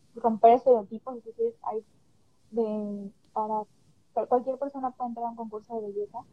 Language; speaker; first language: Spanish; native; Spanish